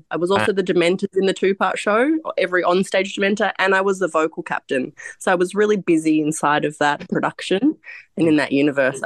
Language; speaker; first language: English; non-native, local second language; Croatian